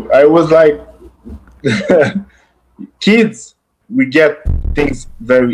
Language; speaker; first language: English; non-native, fluent; Romanian